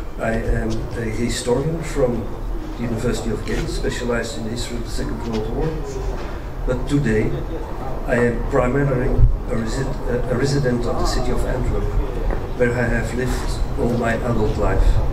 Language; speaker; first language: English; non-native, fluent; Dutch